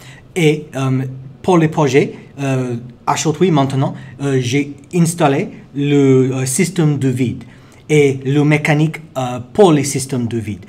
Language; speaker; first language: French; non-native, learner; English